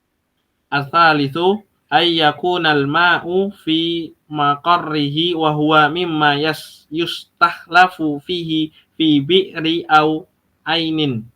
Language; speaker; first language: Arabic; non-native, learner; Indonesian